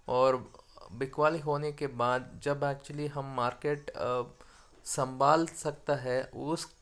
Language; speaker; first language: Hindi; non-native, local second language; Kannada